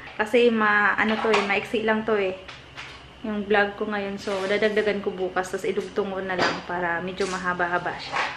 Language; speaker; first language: Filipino; non-native, local second language; Cebuano